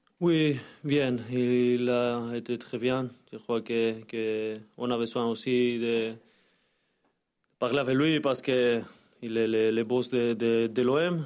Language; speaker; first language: French; non-native, learner; Spanish